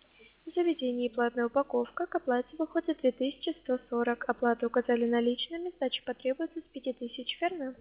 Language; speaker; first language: Russian; native; Russian